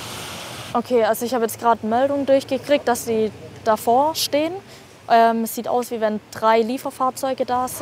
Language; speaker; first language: German; native; German